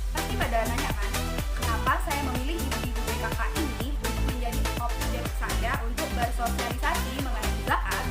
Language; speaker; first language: Indonesian; non-native, local second language; Madurese